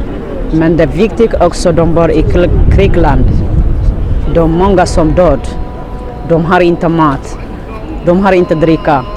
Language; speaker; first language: Swedish; non-native, learner; Tigrinya